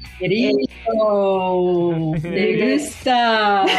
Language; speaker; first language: Spanish; non-native, learner; Japanese